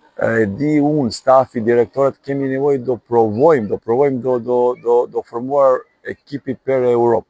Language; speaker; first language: Albanian; non-native, learner; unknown